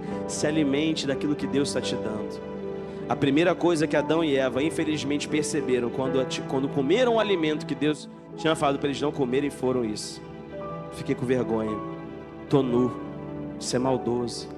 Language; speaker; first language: Portuguese; native; Portuguese